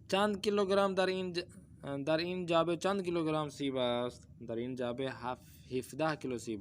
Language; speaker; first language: Persian; non-native, fluent; Urdu